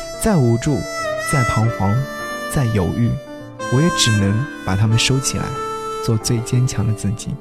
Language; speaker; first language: Chinese; native; Chinese